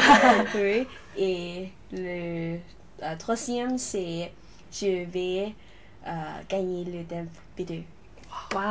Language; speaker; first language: French; non-native, learner; Lao